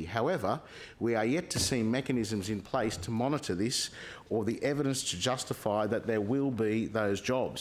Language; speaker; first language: English; native; English